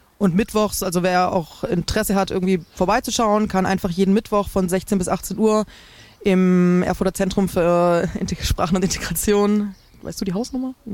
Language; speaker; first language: German; native; German